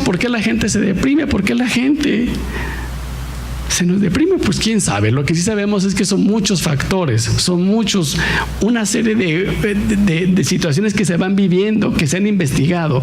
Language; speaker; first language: Spanish; native; Spanish